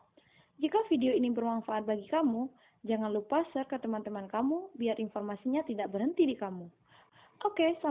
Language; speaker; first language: Indonesian; native; Indonesian